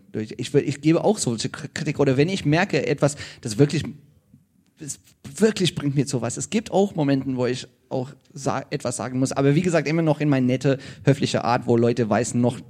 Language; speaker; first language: German; non-native, fluent; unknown